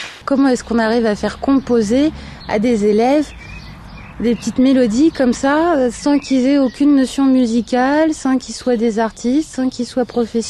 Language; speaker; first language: French; native; French